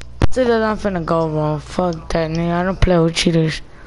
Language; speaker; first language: English; early bilingual, other home language; Spanish